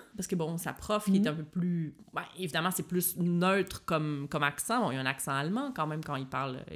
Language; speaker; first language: French; native; French